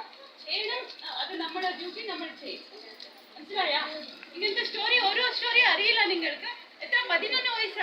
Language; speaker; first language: Malayalam; non-native, local second language; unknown